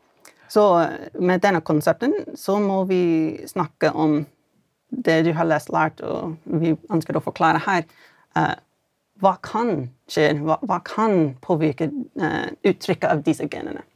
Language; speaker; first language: Swedish; non-native, fluent; English